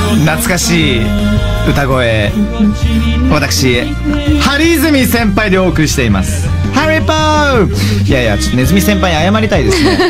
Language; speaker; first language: Japanese; early bilingual, heritage; Japanese